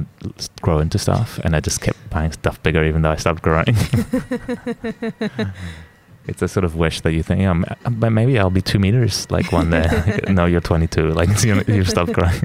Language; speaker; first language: English; native; English